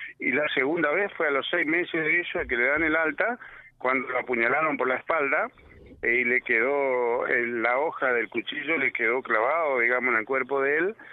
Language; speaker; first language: Spanish; native; Spanish